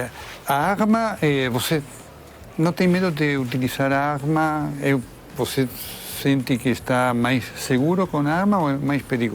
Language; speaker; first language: Portuguese; non-native, learner; Spanish